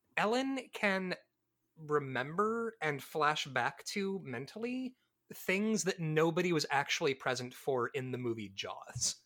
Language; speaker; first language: English; native; English